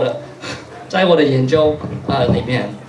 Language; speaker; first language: Chinese; non-native, fluent; English